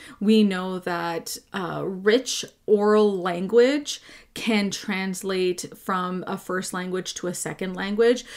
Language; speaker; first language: English; native; English